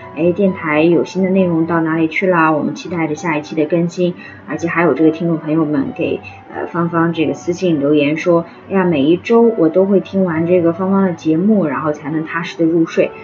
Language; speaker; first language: Chinese; non-native, local second language; Uyghur